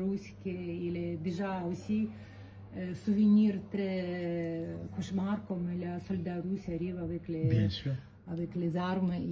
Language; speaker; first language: French; non-native, learner; Ukrainian